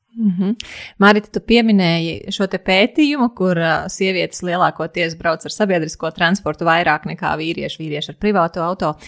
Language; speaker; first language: Latvian; native; Latvian